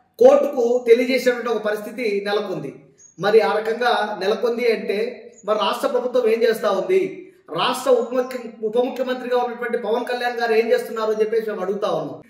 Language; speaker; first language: Telugu; native; Telugu